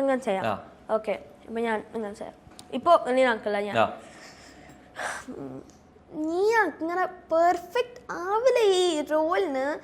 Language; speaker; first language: Malayalam; early bilingual, heritage; Malayalam